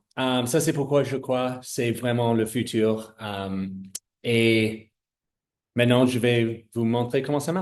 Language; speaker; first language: French; non-native, fluent; English